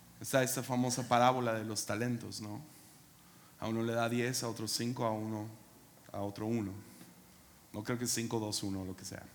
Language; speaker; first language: Spanish; non-native, fluent; English